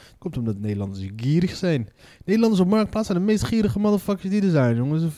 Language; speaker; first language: Dutch; native; Dutch